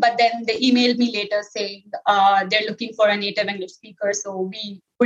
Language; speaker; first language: English; non-native, local second language; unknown